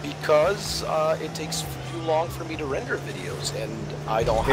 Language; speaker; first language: English; native; English